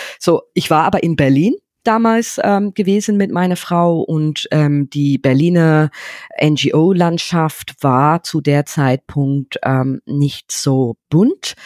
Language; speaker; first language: German; non-native, fluent; English